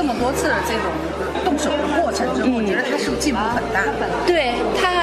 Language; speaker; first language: Chinese; native; Chinese